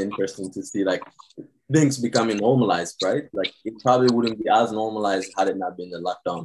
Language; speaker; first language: English; non-native, fluent; Tigrinya